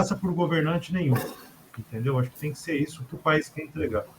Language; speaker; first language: Portuguese; native; Portuguese